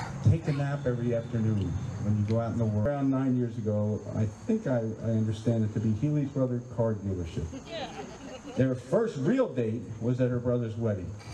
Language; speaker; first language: English; native; English